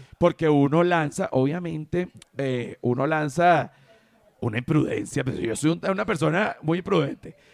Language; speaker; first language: Spanish; native; Spanish